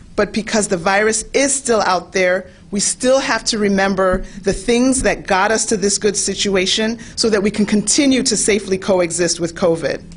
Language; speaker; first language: English; native; English